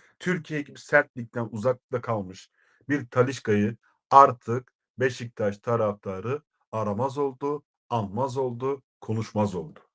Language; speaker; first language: Turkish; native; Turkish